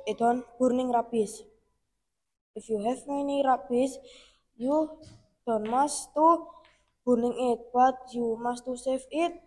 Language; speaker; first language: English; non-native, learner; Indonesian